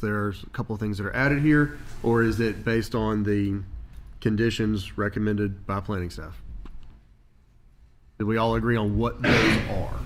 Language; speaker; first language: English; native; English